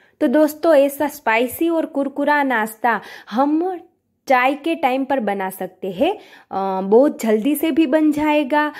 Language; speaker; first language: Hindi; non-native, local second language; Gujarati